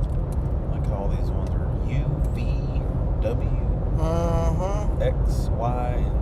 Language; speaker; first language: English; native; English